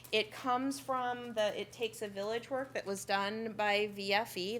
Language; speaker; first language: English; native; English